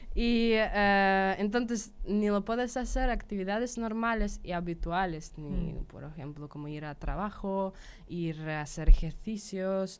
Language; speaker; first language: Spanish; non-native, fluent; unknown